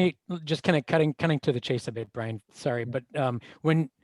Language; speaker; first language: English; native; English